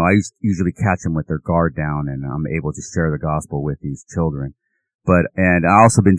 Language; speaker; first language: English; native; English